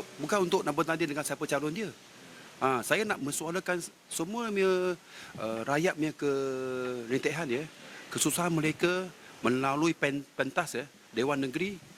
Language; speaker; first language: Malay; non-native, local second language; Chinese